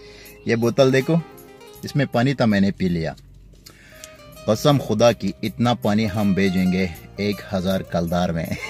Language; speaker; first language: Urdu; non-native, fluent; Pashto